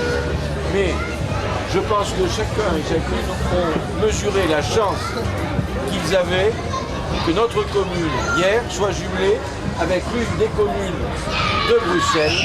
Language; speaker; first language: French; native; French